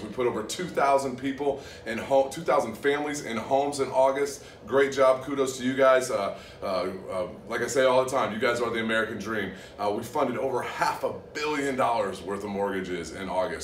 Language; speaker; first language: English; native; English